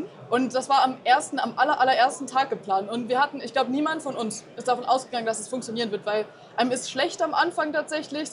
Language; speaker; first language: German; native; German